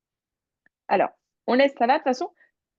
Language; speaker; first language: French; native; French